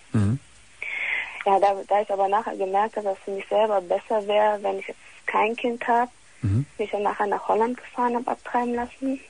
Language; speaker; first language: German; early bilingual, other home language; Italian